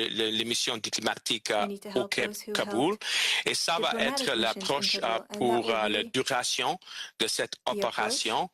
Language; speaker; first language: French; non-native, local second language; English